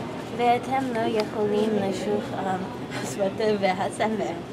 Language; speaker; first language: Hebrew; non-native, learner; English